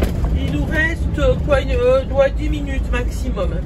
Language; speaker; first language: French; native; French